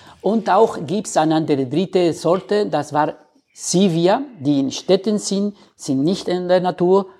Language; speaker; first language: German; non-native, fluent; Spanish